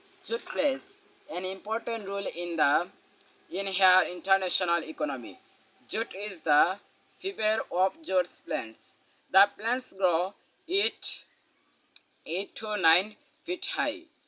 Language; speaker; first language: English; non-native, local second language; Bangla